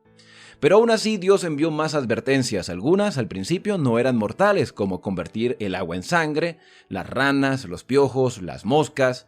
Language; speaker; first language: Spanish; native; Spanish